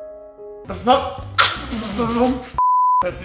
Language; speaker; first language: Spanish; native; Spanish